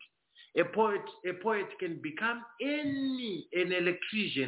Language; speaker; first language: English; non-native, local second language; Shona